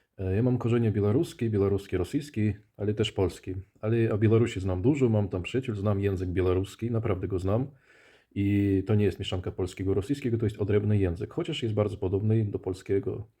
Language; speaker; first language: Polish; non-native, fluent; Russian